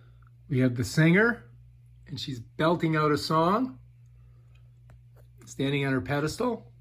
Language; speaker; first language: English; native; English